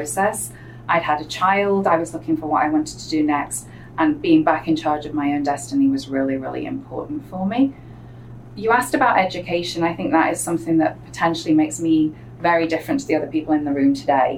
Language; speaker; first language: English; native; English